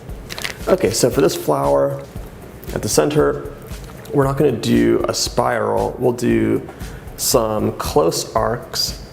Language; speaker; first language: English; native; English